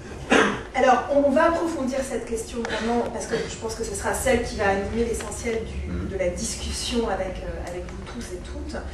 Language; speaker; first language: French; native; French